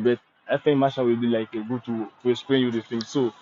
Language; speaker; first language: English; non-native, learner; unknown